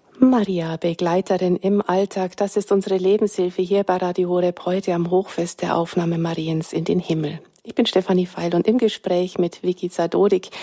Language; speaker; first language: German; native; German